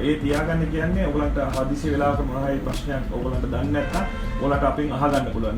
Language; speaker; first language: Sinhala; non-native, local second language; Tamil